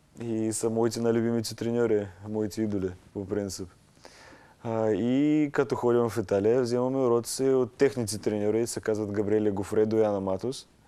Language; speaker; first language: Bulgarian; non-native, fluent; Russian